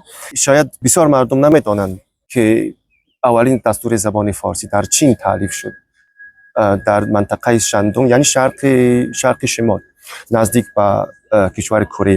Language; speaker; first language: Persian; non-native, fluent; Chinese